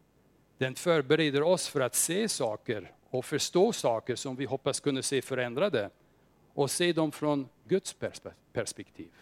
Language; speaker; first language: Swedish; non-native, fluent; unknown